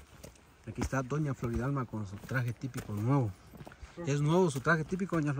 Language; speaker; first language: Spanish; native; Spanish